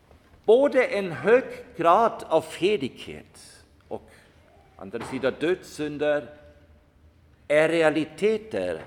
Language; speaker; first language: Swedish; non-native, fluent; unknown